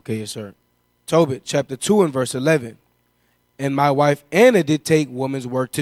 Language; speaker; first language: English; native; English